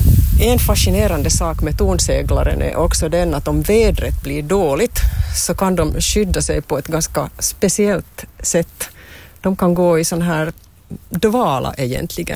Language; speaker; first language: Swedish; native; Swedish